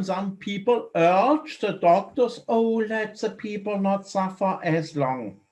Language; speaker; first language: English; non-native, fluent; German